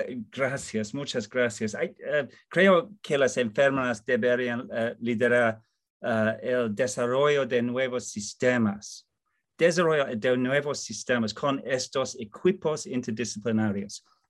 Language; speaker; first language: Spanish; non-native, learner; English